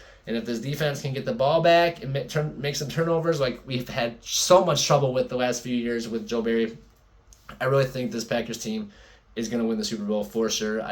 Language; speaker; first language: English; native; English